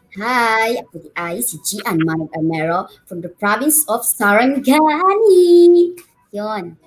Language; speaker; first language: Filipino; non-native, local second language; Cebuano